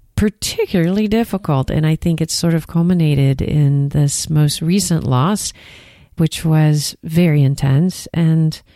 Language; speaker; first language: English; native; English